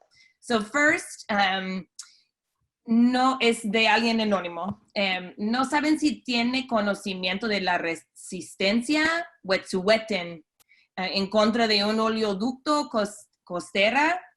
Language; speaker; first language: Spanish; non-native, fluent; English